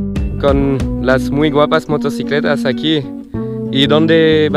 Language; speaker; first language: Spanish; non-native, learner; French